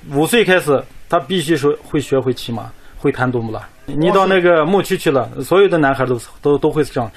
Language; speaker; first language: Chinese; non-native, local second language; Kazakh